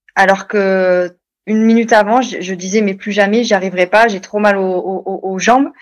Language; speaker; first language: French; native; French